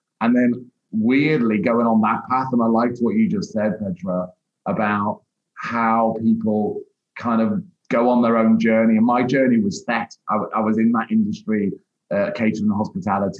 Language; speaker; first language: English; native; English